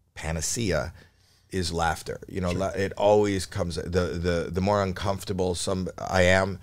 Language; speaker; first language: English; native; English